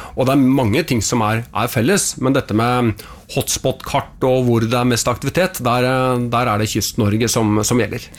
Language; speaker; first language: Norwegian; native; Norwegian